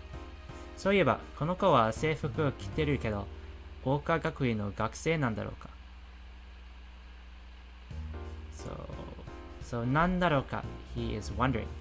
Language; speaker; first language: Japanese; non-native, fluent; English